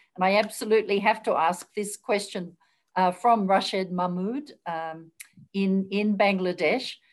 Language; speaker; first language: English; native; English